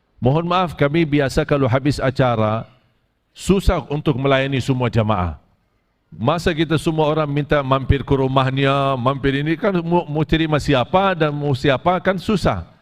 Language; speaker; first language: Malay; non-native, fluent; Arabic